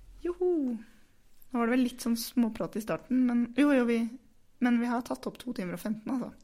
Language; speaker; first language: Norwegian; native; Norwegian